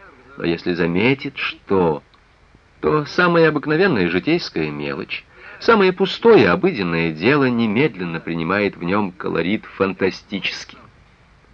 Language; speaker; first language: Russian; native; Russian